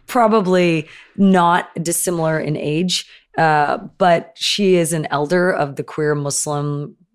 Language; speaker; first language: English; native; English